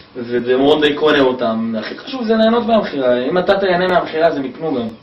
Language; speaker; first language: Hebrew; native; Hebrew